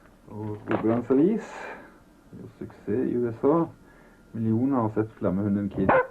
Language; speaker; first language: Norwegian; native; Norwegian